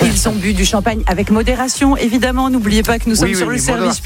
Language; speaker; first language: French; native; French